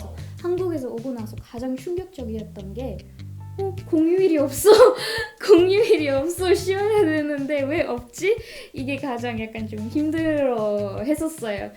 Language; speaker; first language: Korean; non-native, fluent; Malay